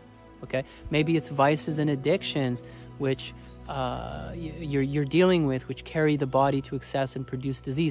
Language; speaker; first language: English; native; English